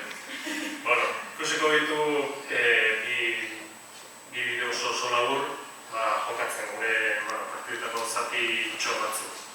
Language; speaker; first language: Basque; native; Basque